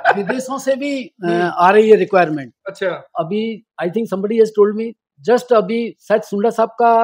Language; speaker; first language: Hindi; native; Hindi